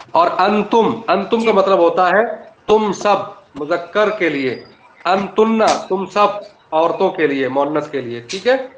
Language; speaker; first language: Urdu; native; Urdu